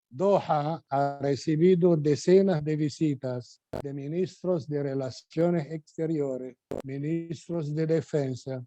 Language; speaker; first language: Spanish; non-native, fluent; Arabic